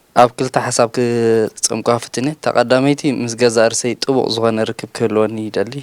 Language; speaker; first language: Tigrinya; native; Tigrinya